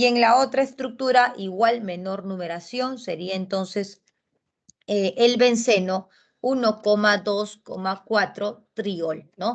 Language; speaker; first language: Spanish; native; Spanish